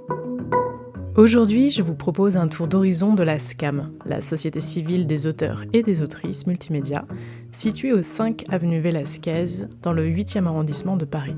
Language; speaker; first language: French; native; French